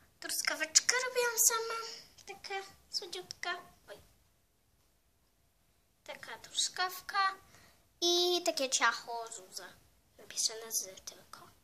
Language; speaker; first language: Polish; early bilingual, heritage; Polish